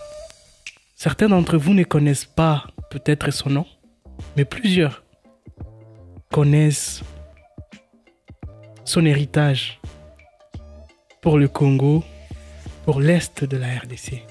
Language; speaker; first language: French; non-native, local second language; Swahili